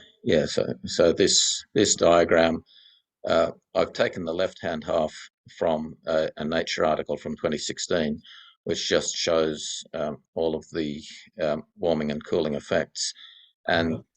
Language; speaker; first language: English; native; English